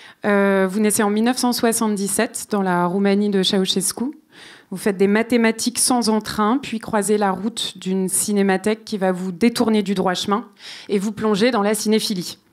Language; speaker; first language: French; native; French